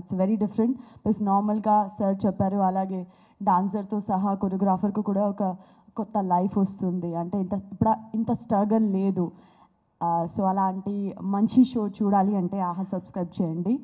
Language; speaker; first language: Telugu; non-native, fluent; Gujarati